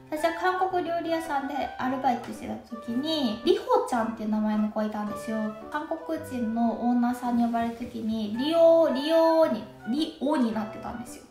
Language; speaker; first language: Japanese; native; Japanese